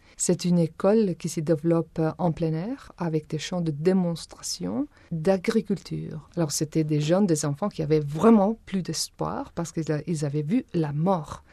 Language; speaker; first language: French; non-native, fluent; Spanish